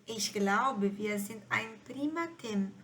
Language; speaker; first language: German; non-native, fluent; Portuguese